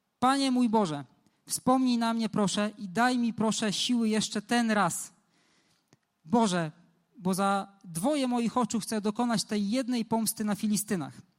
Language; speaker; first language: Polish; native; Polish